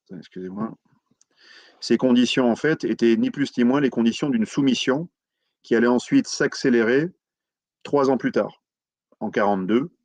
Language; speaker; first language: French; native; French